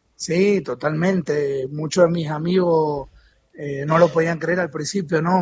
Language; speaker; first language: Spanish; native; Spanish